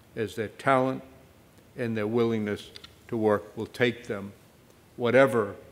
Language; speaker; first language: English; native; English